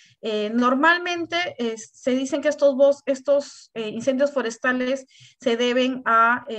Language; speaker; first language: Spanish; native; Spanish